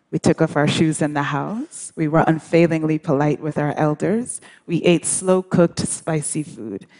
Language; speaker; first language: English; native; English